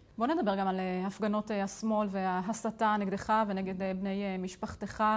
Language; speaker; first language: Hebrew; native; Hebrew